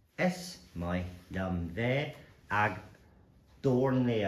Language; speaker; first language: Irish; non-native, local second language; English